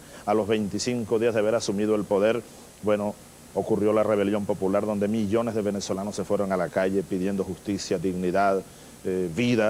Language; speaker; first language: Spanish; native; Spanish